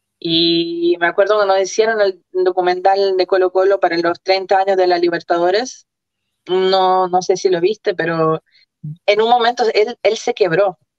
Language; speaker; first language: Spanish; early bilingual, other home language; Croatian